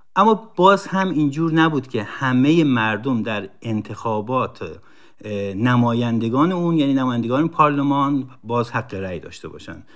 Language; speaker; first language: Persian; native; Persian